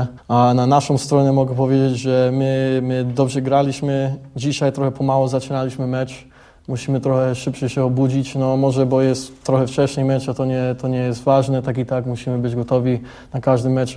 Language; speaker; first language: Polish; early bilingual, heritage; English